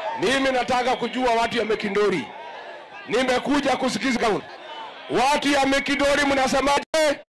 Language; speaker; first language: Swahili; non-native, local second language; Kikuyu